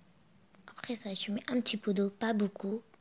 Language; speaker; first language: French; non-native, learner; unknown